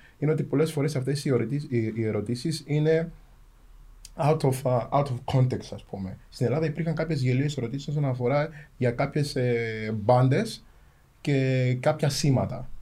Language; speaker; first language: Greek; early bilingual, other home language; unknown